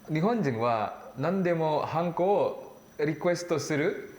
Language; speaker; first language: Japanese; non-native, learner; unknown